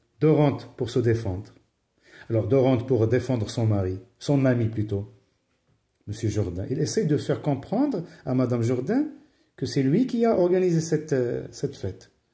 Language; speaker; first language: French; non-native, local second language; Arabic